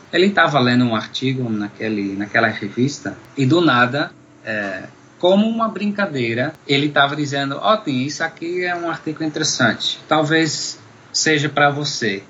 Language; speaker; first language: Portuguese; non-native, fluent; Dutch